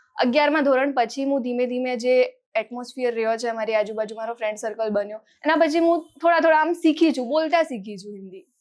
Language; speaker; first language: Gujarati; non-native, local second language; Rajasthani